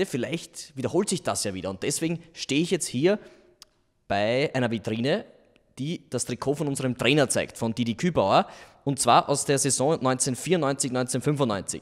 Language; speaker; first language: German; native; German